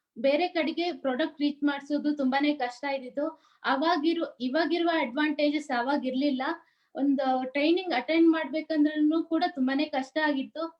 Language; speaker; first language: Kannada; native; Kannada